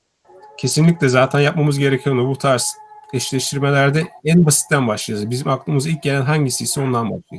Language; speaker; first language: Turkish; native; Turkish